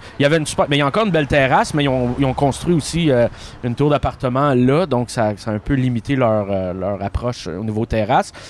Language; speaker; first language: French; native; French